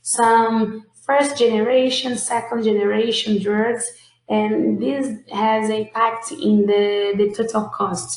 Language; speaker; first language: English; non-native, fluent; Portuguese